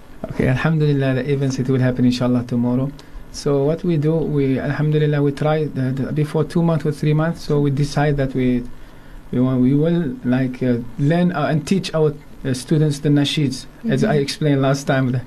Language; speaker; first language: English; non-native, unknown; Arabic